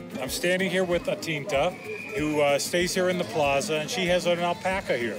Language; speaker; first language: English; native; English